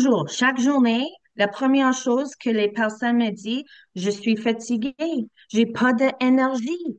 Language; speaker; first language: French; non-native, learner; English